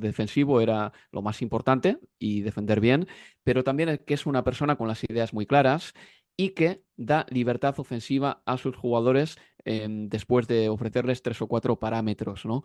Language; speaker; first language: Spanish; native; Spanish